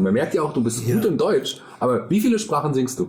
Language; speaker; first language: German; native; German